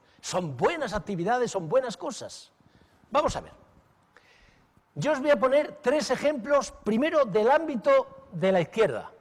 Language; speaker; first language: Spanish; native; Spanish